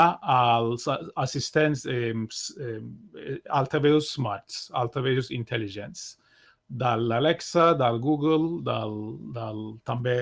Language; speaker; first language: Catalan; non-native, fluent; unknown